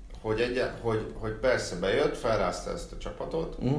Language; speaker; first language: Hungarian; native; Hungarian